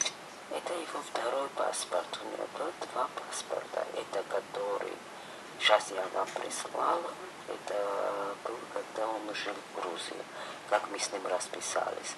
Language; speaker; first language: Russian; non-native, fluent; Georgian